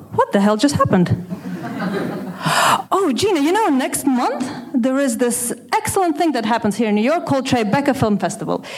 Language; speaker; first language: English; non-native, fluent; Russian